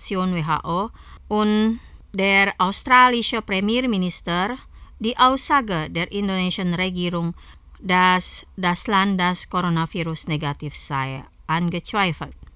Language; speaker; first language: German; non-native, fluent; Indonesian